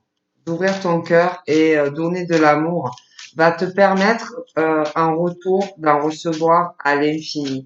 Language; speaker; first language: French; native; French